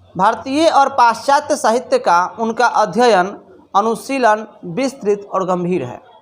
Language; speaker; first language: Hindi; native; Hindi